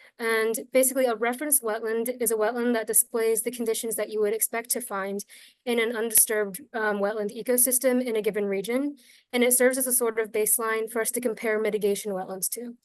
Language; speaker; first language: English; native; English